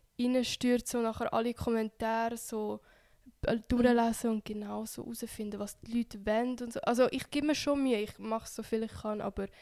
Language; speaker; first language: German; early bilingual, other home language; Hungarian